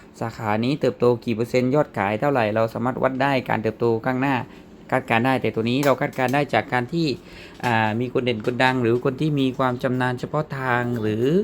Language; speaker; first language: Thai; native; Thai